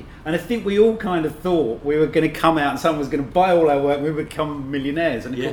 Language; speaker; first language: English; native; English